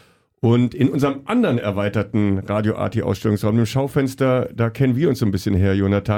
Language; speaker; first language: German; native; German